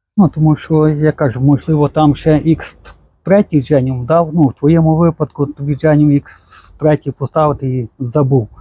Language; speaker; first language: Ukrainian; native; Ukrainian